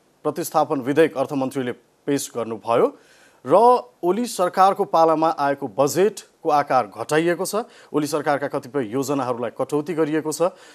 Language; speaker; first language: Nepali; native; Nepali